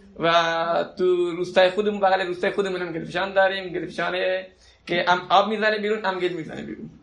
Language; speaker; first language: Persian; non-native, local second language; Baluchi